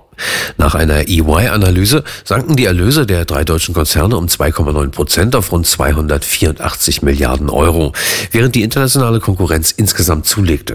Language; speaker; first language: German; native; German